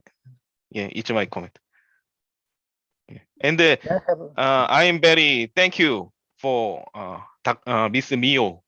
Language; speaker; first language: English; non-native, learner; Korean